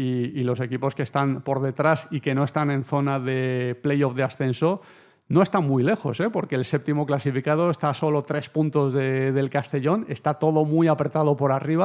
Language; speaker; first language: Spanish; native; Spanish